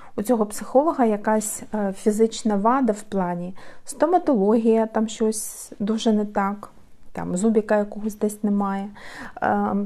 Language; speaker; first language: Ukrainian; native; Ukrainian